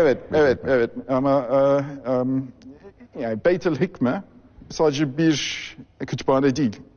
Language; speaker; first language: Turkish; non-native, fluent; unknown